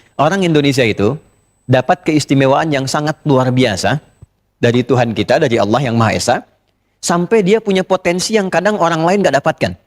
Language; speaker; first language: Indonesian; native; Indonesian